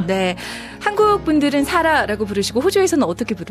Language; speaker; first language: Korean; native; Korean